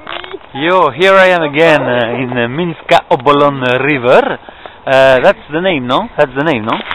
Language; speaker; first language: English; non-native, fluent; French